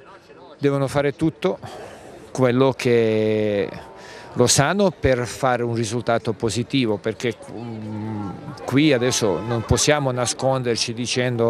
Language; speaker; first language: Italian; non-native, fluent; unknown